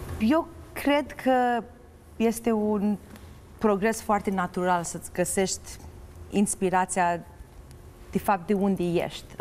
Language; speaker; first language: Romanian; early bilingual, heritage; Romanian